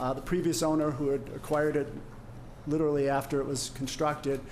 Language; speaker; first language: English; native; English